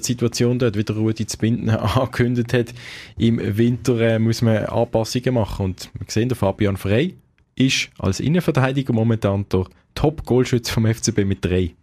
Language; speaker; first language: German; native; German